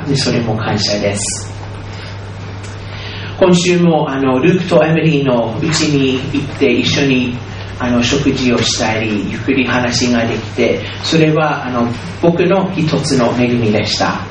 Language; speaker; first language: Japanese; non-native, fluent; English